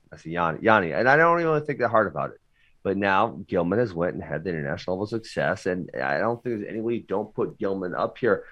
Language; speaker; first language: English; native; English